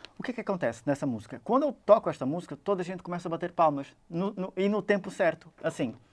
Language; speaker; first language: Portuguese; native; Portuguese